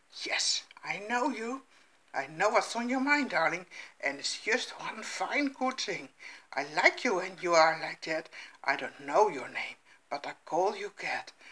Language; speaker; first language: English; non-native, fluent; Dutch